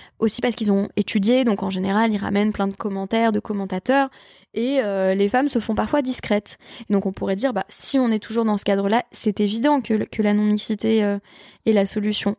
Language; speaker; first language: French; native; French